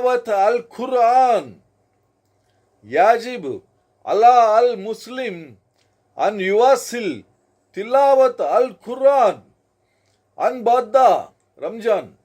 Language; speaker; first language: Arabic; non-native, learner; Telugu